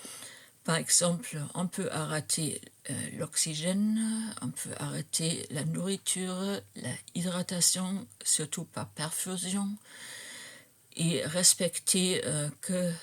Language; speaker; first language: French; non-native, fluent; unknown